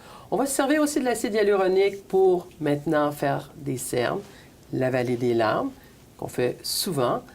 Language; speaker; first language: French; native; French